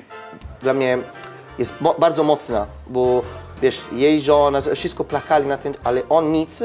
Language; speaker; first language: Polish; non-native, learner; Italian